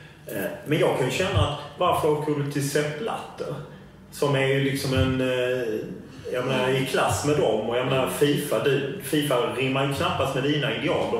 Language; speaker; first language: Swedish; native; Swedish